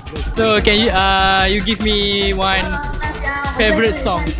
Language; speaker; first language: English; non-native, local second language; Malay